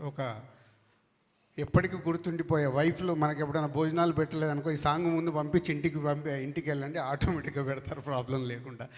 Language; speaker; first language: Telugu; native; Telugu